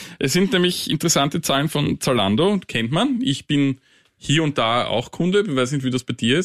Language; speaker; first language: German; native; German